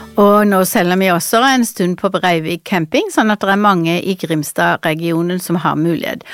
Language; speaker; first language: Norwegian; native; Norwegian